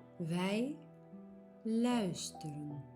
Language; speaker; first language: Dutch; non-native, fluent; Ukrainian